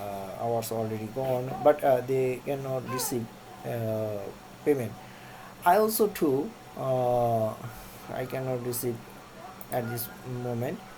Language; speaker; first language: English; non-native, local second language; Bangla